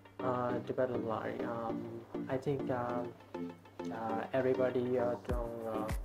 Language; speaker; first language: English; non-native, learner; Vietnamese